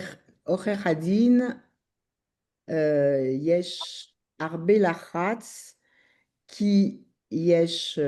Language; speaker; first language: Hebrew; non-native, learner; French